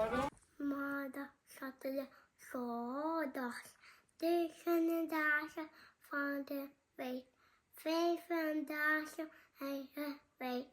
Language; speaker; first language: Dutch; early bilingual, other home language; Filipino